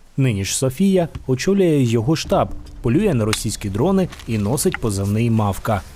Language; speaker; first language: Ukrainian; native; Ukrainian